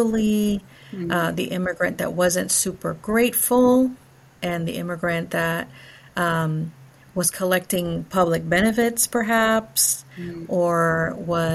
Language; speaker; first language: English; early bilingual, other home language; Spanish